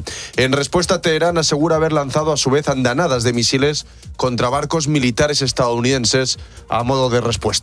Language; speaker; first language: Spanish; native; Spanish